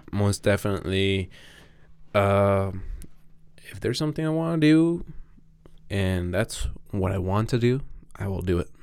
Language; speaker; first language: English; non-native, fluent; Spanish